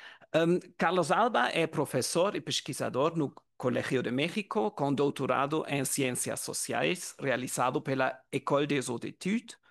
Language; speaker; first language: Portuguese; non-native, learner; German